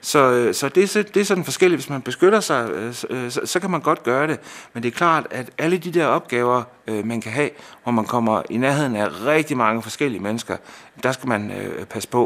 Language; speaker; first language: Danish; native; Danish